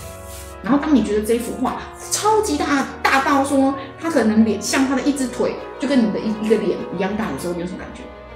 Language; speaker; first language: Chinese; native; Chinese